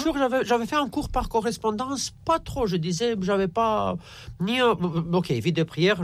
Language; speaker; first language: French; non-native, fluent; Romanian